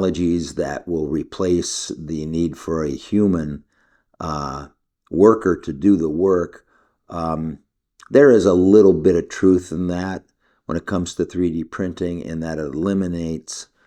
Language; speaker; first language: English; native; English